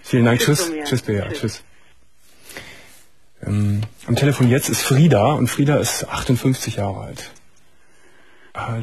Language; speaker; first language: German; native; German